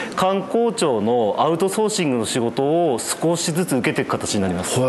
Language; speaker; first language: Japanese; native; Japanese